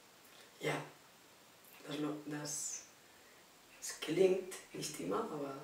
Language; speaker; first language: German; non-native, learner; Spanish